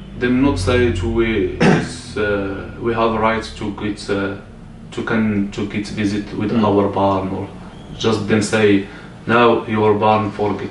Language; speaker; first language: English; non-native, learner; Arabic